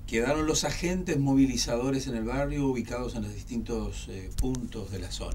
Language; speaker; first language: Spanish; native; Spanish